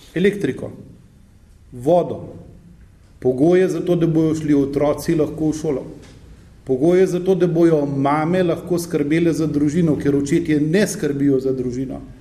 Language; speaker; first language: Slovenian; native; Slovenian